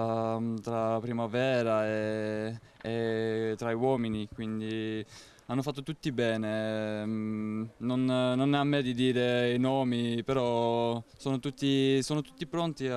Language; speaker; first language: Italian; non-native, fluent; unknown